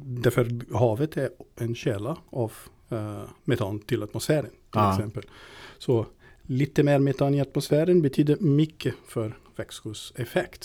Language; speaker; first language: Swedish; non-native, fluent; Portuguese